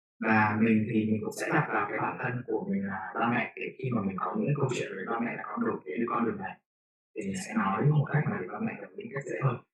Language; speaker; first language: Vietnamese; native; Vietnamese